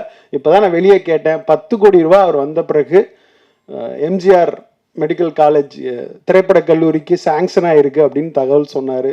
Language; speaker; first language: Tamil; native; Tamil